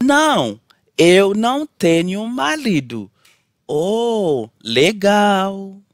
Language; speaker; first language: Portuguese; non-native, learner; Haitian Creole